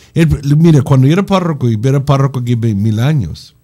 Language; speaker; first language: Spanish; non-native, fluent; English